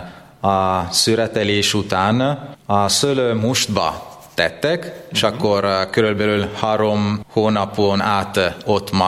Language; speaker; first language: Hungarian; non-native, fluent; Italian